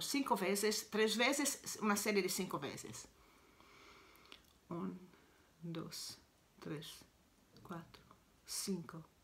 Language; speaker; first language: Spanish; non-native, learner; Italian